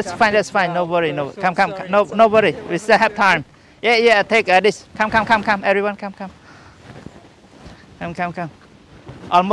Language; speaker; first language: English; non-native, learner; Khmer